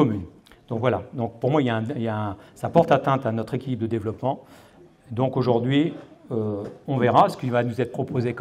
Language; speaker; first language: French; native; French